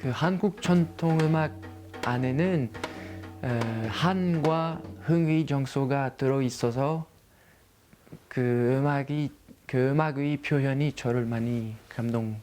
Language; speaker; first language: Korean; non-native, fluent; French